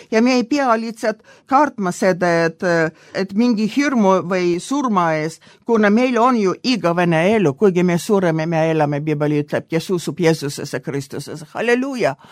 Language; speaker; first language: Estonian; non-native, local second language; Russian